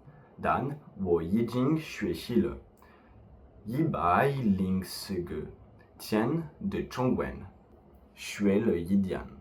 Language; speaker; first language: Chinese; non-native, learner; French